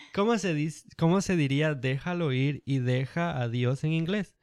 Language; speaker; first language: Spanish; native; Spanish